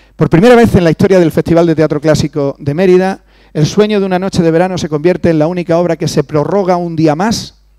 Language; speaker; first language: Spanish; native; Spanish